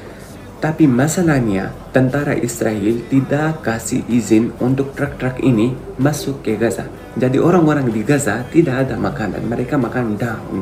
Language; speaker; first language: Indonesian; non-native, fluent; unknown